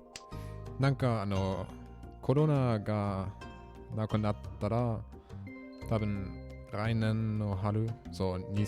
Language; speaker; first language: Japanese; non-native, learner; German